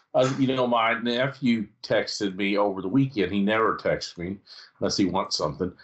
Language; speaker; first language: English; native; English